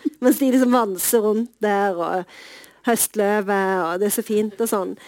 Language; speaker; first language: Norwegian; native; Norwegian